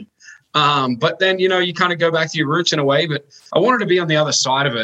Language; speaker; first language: English; native; English